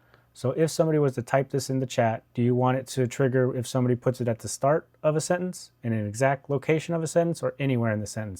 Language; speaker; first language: English; native; English